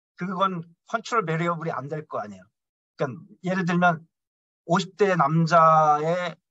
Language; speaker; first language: Korean; native; Korean